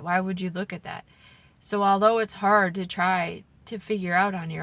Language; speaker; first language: English; native; English